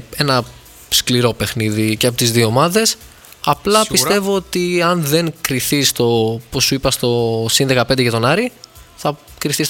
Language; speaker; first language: Greek; native; Greek